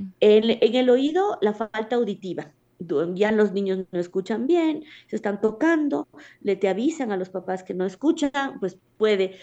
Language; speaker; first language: Spanish; native; Spanish